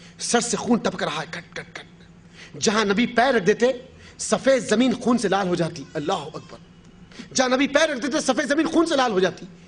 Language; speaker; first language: Urdu; native; Urdu